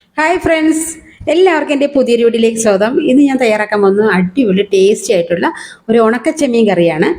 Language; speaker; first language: Malayalam; native; Malayalam